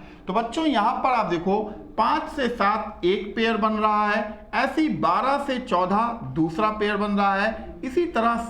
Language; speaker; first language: Hindi; native; Hindi